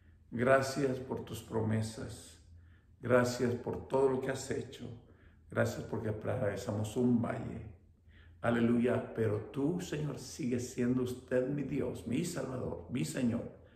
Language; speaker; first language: Spanish; native; Spanish